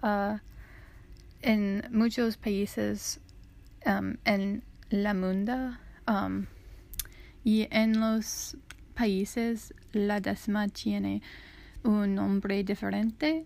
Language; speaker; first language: Spanish; non-native, learner; English